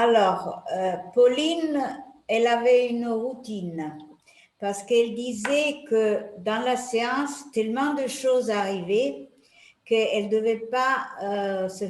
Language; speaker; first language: French; non-native, fluent; Italian